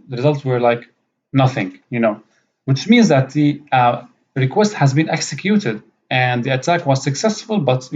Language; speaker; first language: English; non-native, fluent; Arabic